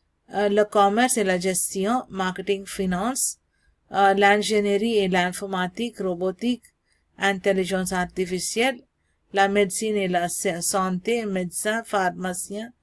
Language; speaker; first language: French; non-native, learner; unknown